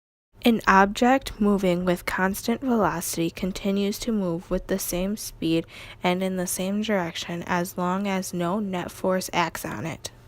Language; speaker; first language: English; native; English